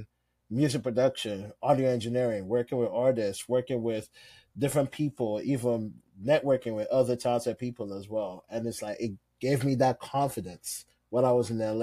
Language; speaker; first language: English; non-native, local second language; Yoruba